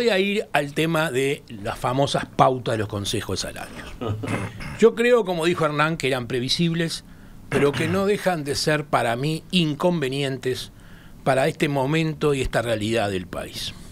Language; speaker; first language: Spanish; native; Spanish